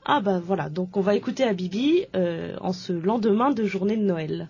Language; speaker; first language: French; native; French